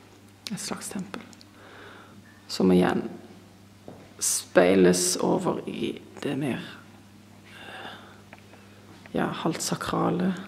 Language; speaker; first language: Norwegian; non-native, fluent; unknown